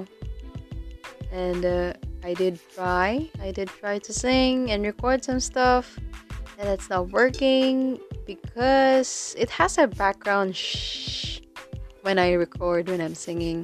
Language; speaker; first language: English; non-native, local second language; Filipino